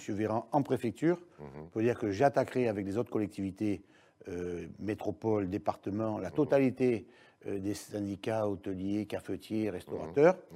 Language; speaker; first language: French; native; French